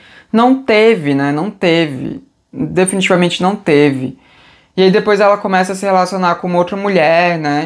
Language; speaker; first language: Portuguese; native; Portuguese